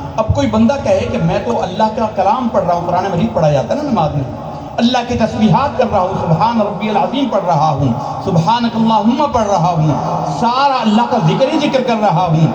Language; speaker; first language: Urdu; non-native, local second language; Punjabi